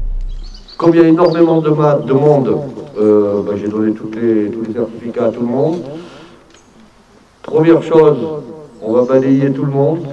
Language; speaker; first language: French; native; French